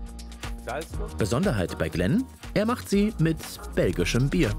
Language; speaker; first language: German; native; German